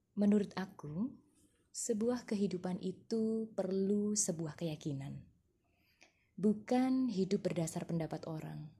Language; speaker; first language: Indonesian; non-native, local second language; Javanese